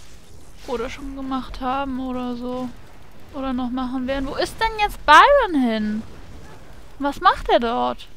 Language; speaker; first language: German; native; German